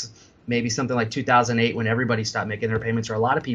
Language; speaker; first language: English; native; English